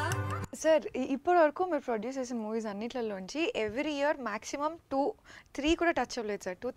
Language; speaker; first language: Telugu; native; Telugu